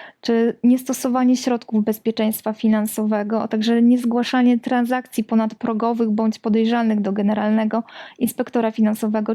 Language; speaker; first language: Polish; native; Polish